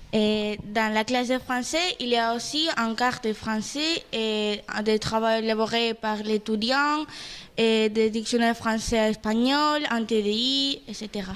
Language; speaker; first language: French; non-native, learner; Spanish